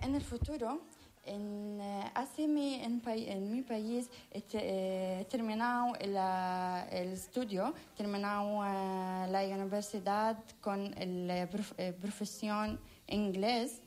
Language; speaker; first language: Spanish; non-native, learner; Arabic